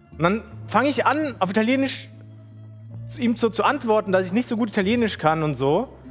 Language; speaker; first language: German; early bilingual, other home language; Italian